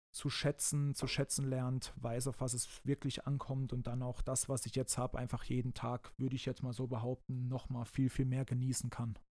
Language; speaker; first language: German; native; German